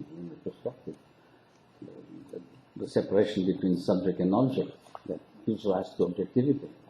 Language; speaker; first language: English; non-native, local second language; Portuguese